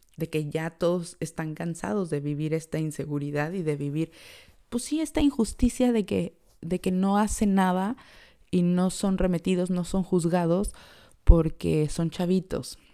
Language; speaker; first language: Spanish; native; Spanish